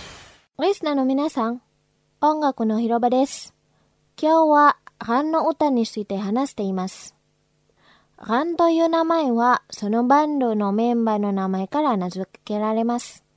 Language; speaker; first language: Japanese; non-native, fluent; Indonesian